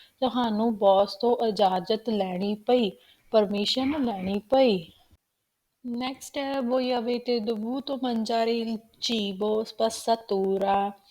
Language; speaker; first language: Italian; non-native, fluent; Punjabi